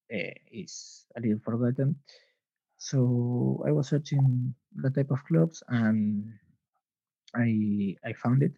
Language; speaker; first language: English; non-native, learner; Spanish